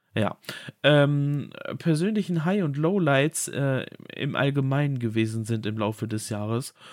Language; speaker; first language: German; native; German